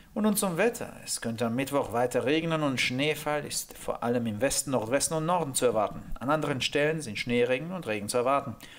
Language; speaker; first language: German; non-native, fluent; Hungarian